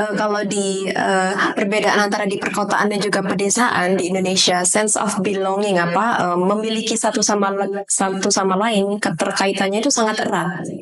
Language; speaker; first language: Indonesian; native; Indonesian